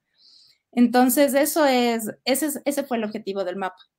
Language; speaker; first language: Spanish; native; Spanish